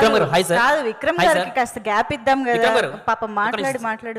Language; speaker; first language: Telugu; native; Telugu